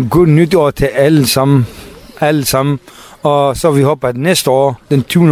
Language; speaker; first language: Danish; non-native, learner; Kurdish